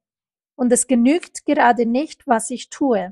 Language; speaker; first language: German; non-native, fluent; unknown